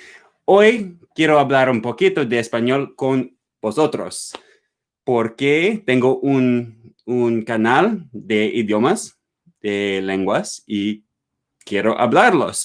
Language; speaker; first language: Spanish; non-native, learner; English